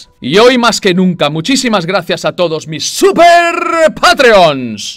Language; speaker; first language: Spanish; native; Spanish